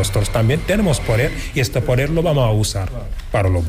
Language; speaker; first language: Spanish; non-native, fluent; Wolof